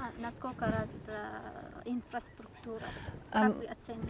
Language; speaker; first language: Russian; non-native, local second language; Tajik